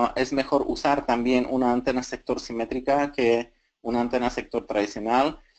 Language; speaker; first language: Spanish; non-native, fluent; Slovak